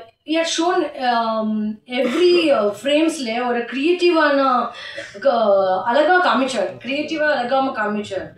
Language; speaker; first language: Tamil; non-native, learner; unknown